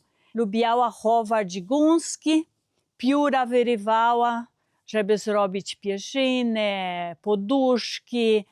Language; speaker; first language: Polish; early bilingual, heritage; Polish